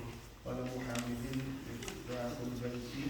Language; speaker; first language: Arabic; non-native, learner; Urdu